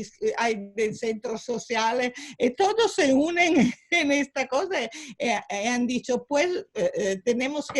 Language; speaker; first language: Spanish; non-native, fluent; Italian